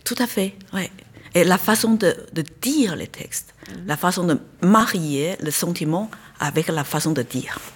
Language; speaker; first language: French; non-native, fluent; Chinese